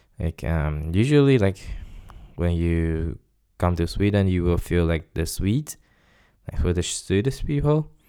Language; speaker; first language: English; non-native, fluent; Chinese